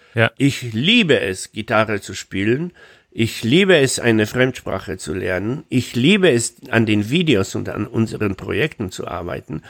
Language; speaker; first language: German; non-native, fluent; Polish